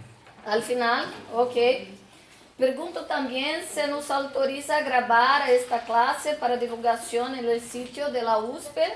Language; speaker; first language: Spanish; non-native, learner; Portuguese